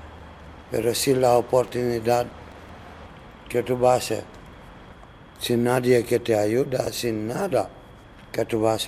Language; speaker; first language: Spanish; non-native, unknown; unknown